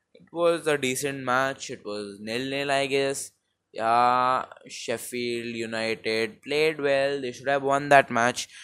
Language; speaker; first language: English; non-native, local second language; Hindi